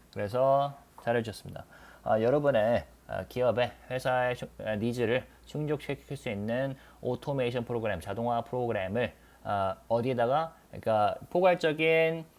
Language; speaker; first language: Korean; native; Korean